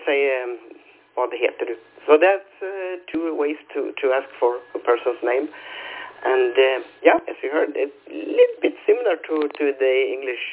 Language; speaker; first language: English; non-native, fluent; Swedish